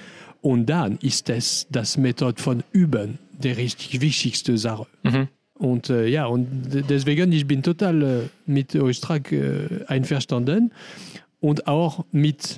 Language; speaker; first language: German; non-native, learner; French